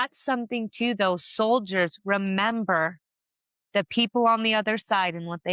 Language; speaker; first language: English; native; English